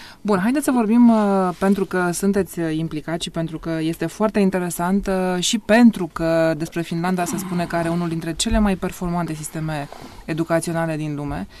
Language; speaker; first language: Romanian; native; Romanian